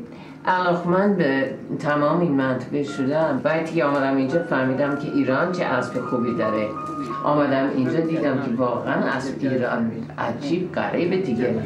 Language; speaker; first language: Persian; non-native, fluent; English